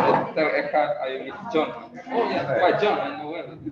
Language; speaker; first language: English; non-native, learner; Indonesian